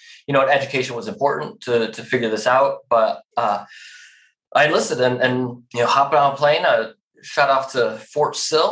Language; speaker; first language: English; native; English